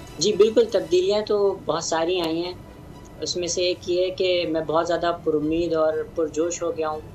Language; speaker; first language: Urdu; native; Urdu